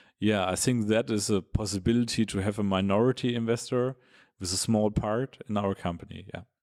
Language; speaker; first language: English; non-native, fluent; German